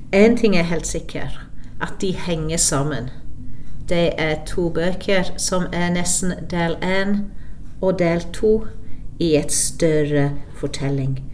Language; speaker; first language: Norwegian; non-native, fluent; English